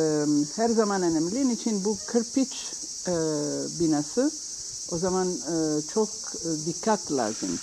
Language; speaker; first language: Turkish; non-native, learner; Italian